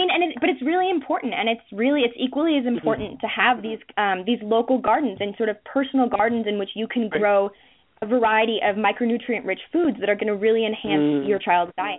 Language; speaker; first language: English; native; English